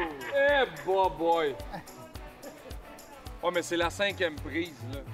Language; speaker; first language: French; native; French